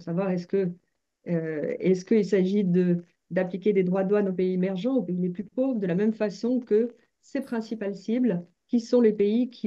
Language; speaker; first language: French; native; French